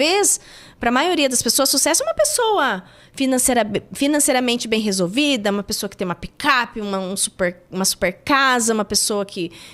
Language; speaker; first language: Portuguese; native; Portuguese